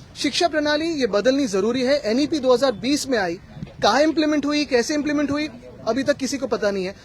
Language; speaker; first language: Hindi; non-native, local second language; Marathi